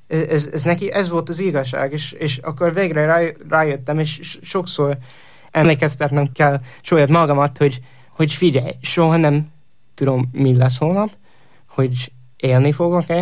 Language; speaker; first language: Hungarian; non-native, fluent; English